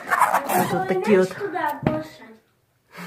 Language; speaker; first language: Russian; native; Russian